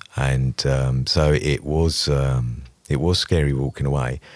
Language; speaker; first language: English; native; English